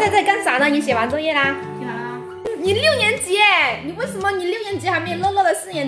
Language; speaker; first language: Chinese; native; Chinese